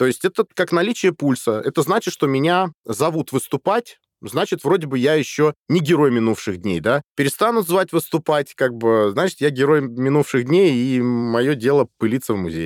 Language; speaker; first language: Russian; native; Russian